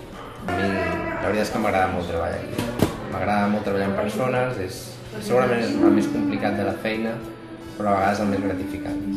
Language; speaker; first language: Catalan; native; Catalan